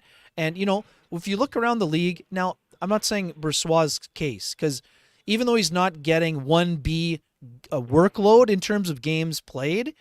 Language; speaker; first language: English; native; English